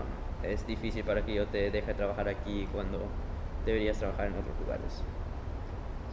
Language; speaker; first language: Spanish; early bilingual, heritage; Spanish